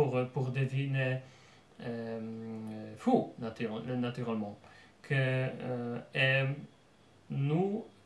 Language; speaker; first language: French; non-native, fluent; Polish